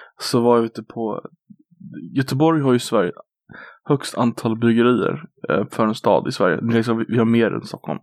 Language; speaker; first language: Swedish; native; Swedish